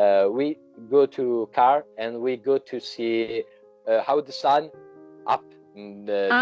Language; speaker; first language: English; non-native, learner; Italian